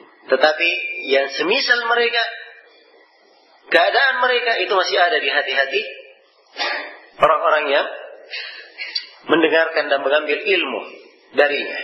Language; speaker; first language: Indonesian; native; Indonesian